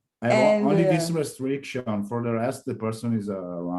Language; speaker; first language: English; non-native, learner; Italian